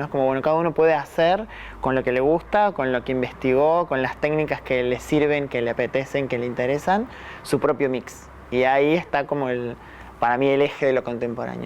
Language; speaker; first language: Spanish; native; Spanish